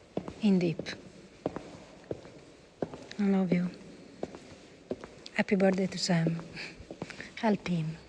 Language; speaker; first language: English; non-native, learner; Italian